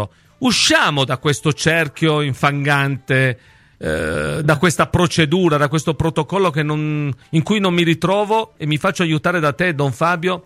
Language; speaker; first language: Italian; native; Italian